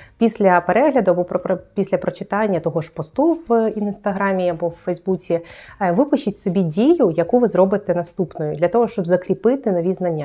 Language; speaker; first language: Ukrainian; native; Ukrainian